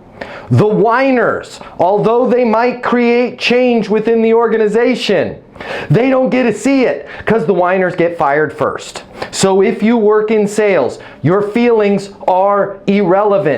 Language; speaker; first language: English; native; English